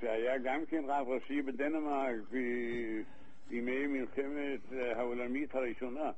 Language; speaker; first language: Hebrew; non-native, fluent; Danish